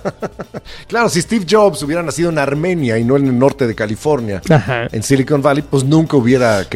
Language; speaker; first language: Spanish; native; Spanish